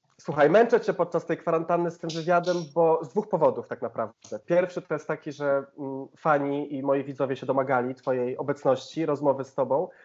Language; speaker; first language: Polish; native; Polish